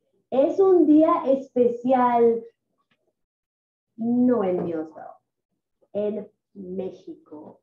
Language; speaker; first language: Spanish; non-native, fluent; English